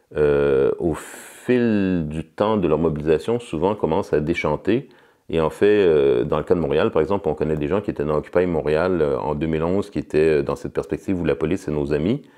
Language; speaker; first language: French; native; French